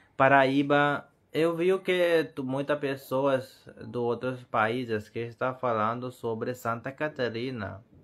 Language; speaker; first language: Portuguese; non-native, learner; Hindi